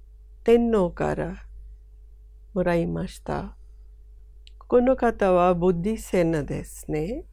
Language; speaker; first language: Japanese; non-native, fluent; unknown